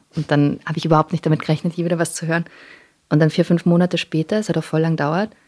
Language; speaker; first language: German; non-native, local second language; English